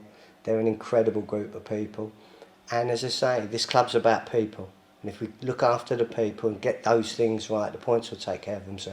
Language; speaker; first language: English; native; English